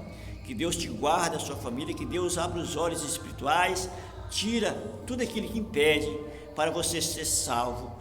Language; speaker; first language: Portuguese; native; Portuguese